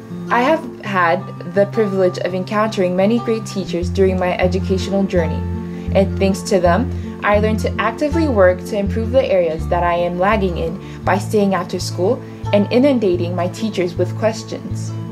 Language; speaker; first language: English; early bilingual, other home language; Haitian Creole